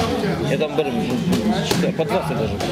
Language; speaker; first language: Russian; native; Russian